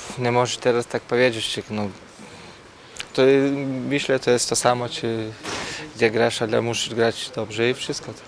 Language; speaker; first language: Polish; non-native, learner; Lithuanian